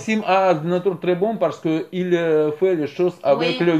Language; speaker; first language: French; non-native, learner; Russian